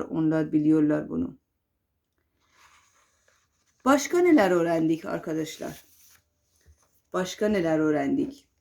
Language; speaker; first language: Turkish; non-native, fluent; Persian